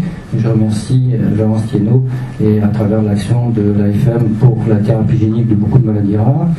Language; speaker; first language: French; native; French